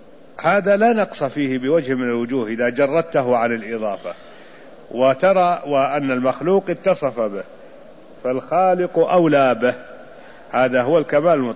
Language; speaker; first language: Arabic; native; Arabic